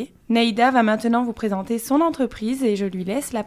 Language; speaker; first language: French; native; French